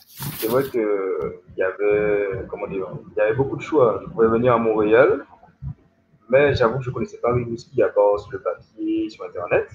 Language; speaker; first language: French; native; French